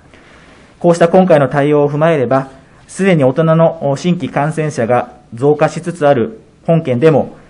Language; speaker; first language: Japanese; native; Japanese